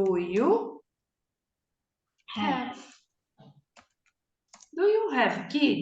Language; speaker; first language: English; non-native, fluent; Portuguese